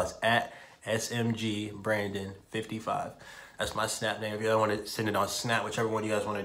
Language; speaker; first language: English; native; English